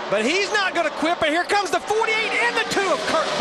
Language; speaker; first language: English; native; English